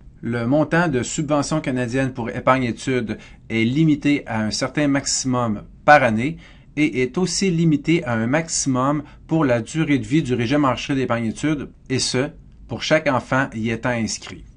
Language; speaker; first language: French; native; French